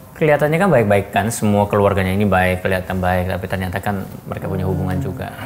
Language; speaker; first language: Indonesian; non-native, fluent; Korean